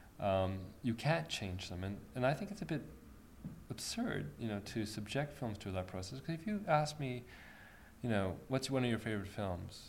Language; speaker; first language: English; early bilingual, other home language; Armenian